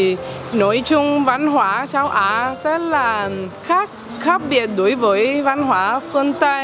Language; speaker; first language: Vietnamese; non-native, fluent; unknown